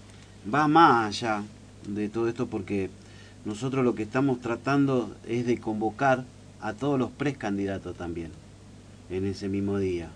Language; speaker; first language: Spanish; native; Spanish